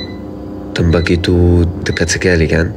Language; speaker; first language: Indonesian; non-native, fluent; Arabic